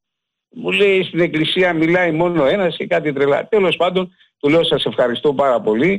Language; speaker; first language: Greek; native; Greek